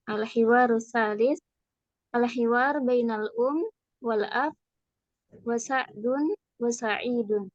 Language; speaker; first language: Arabic; non-native, fluent; Indonesian